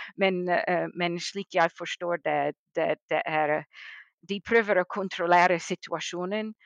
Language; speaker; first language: Norwegian; non-native, fluent; English